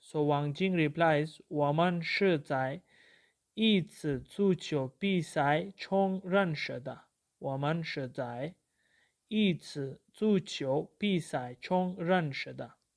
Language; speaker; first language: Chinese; non-native, fluent; Urdu